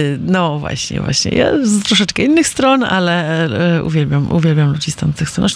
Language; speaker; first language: Polish; native; Polish